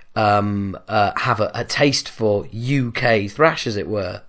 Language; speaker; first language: English; native; English